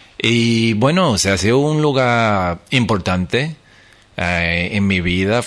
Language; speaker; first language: Spanish; non-native, fluent; English